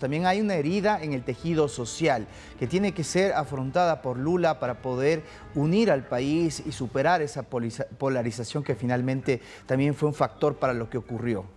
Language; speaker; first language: Spanish; native; Spanish